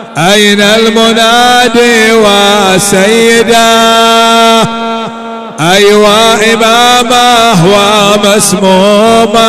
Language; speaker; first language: Arabic; native; Arabic